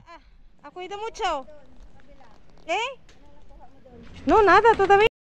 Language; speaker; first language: Spanish; non-native, learner; Filipino